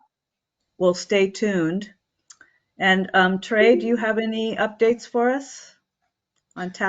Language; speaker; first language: English; native; English